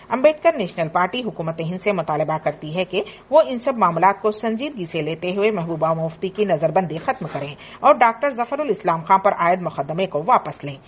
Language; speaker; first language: Urdu; native; Urdu